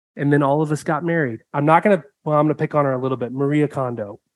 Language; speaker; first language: English; native; English